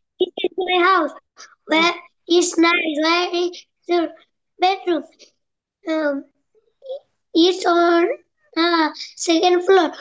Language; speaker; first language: English; non-native, learner; Bangla